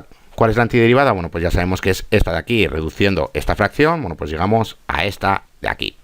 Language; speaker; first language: Spanish; native; Spanish